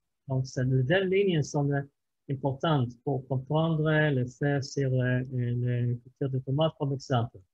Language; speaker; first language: French; non-native, fluent; Hebrew